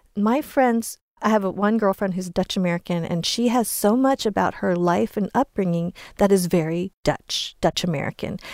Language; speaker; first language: English; native; English